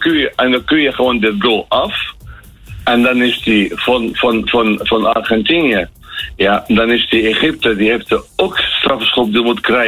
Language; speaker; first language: Dutch; non-native, learner; Arabic